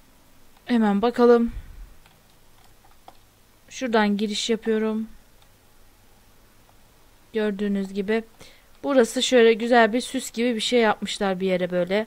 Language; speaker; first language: Turkish; native; Turkish